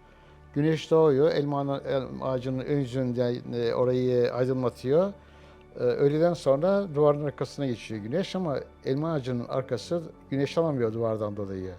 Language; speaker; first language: Turkish; native; Turkish